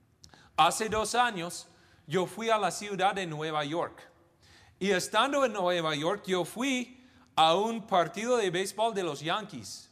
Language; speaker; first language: Spanish; non-native, fluent; English